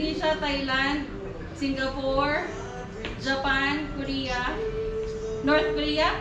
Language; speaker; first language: English; non-native, local second language; Filipino